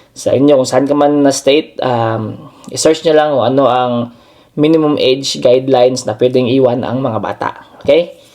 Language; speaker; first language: Filipino; non-native, local second language; Cebuano